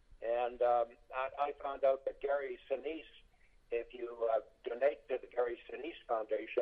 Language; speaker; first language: English; native; English